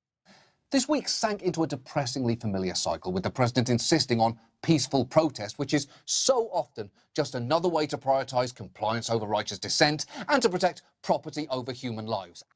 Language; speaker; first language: English; native; English